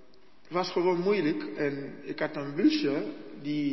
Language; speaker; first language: Dutch; non-native, learner; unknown